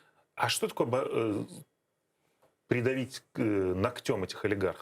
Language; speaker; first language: Russian; native; Russian